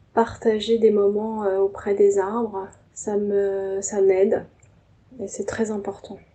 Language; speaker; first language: French; native; French